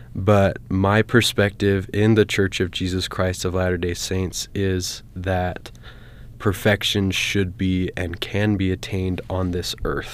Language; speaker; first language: English; native; English